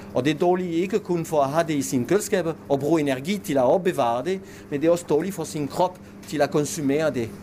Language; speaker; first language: Danish; non-native, fluent; French